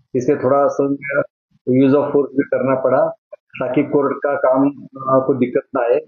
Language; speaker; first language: Hindi; non-native, local second language; Marathi